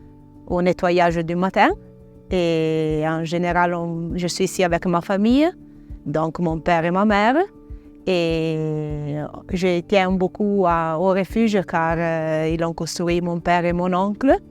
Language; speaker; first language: French; non-native, local second language; Italian